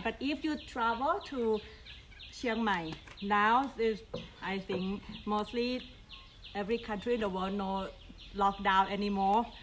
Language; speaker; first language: English; non-native, learner; Thai